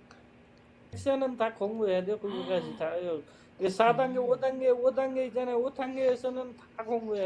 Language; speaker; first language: Korean; non-native, learner; Nepali